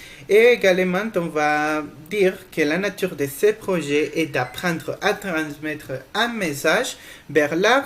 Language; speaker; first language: French; non-native, fluent; Spanish